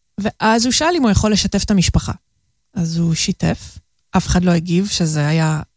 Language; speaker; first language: Hebrew; early bilingual, heritage; Hebrew